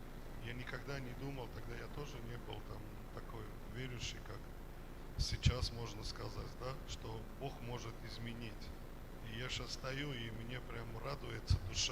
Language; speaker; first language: Russian; non-native, fluent; Armenian